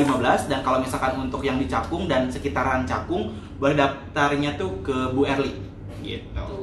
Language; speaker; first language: Indonesian; native; Indonesian